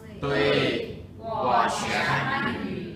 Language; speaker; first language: Chinese; non-native, learner; Thai